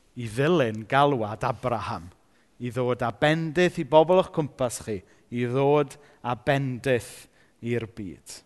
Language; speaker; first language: Welsh; native; Welsh